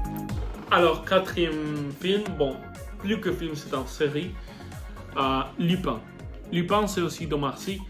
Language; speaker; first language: French; non-native, learner; Spanish